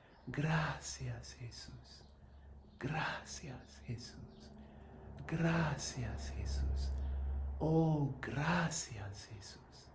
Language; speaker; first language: Spanish; non-native, fluent; English